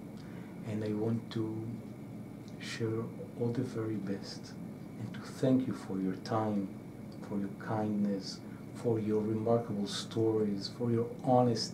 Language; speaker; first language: English; non-native, fluent; Hebrew